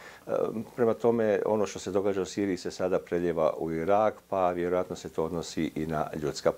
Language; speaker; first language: Serbian; native; Serbian